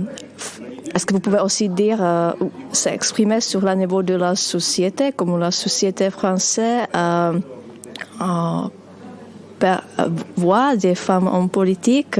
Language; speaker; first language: French; non-native, learner; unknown